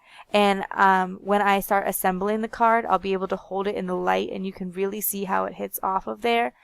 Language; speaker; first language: English; native; English